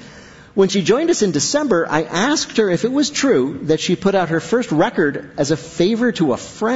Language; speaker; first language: English; native; English